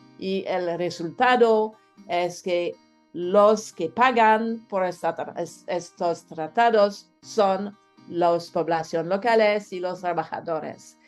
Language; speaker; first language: Spanish; non-native, learner; French